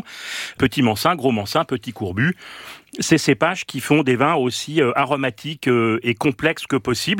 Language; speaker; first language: French; native; French